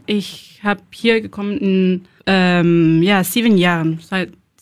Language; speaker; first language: German; non-native, learner; Spanish